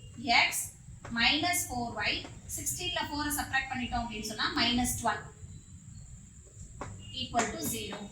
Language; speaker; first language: Tamil; native; Tamil